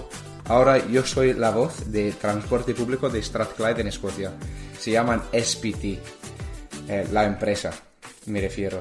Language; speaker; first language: Spanish; non-native, learner; English